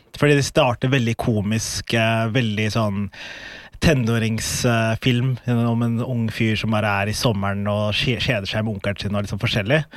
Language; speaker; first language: Norwegian; early bilingual, other home language; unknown